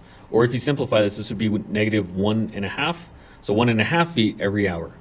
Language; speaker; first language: English; native; English